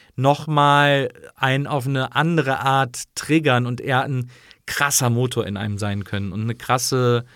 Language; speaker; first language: German; native; German